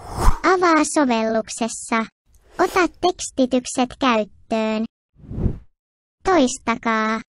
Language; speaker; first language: Finnish; non-native, fluent; Turkish